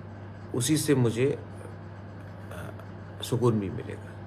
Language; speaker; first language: Hindi; non-native, local second language; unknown